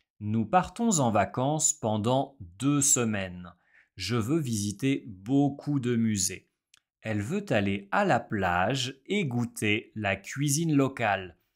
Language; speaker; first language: French; non-native, fluent; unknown